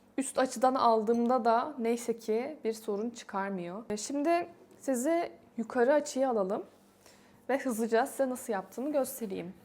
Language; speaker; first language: Turkish; native; Turkish